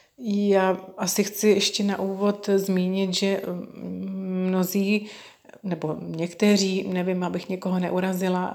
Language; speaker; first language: Czech; native; Czech